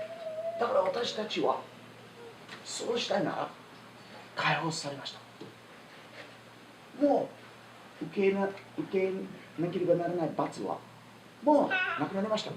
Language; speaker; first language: Japanese; non-native, fluent; English